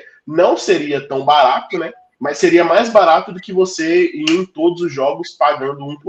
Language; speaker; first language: Portuguese; native; Portuguese